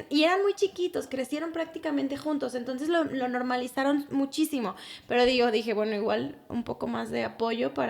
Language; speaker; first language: Spanish; native; Spanish